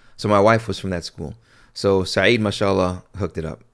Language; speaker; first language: English; early bilingual, other home language; Akan